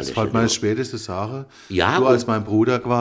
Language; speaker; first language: German; native; German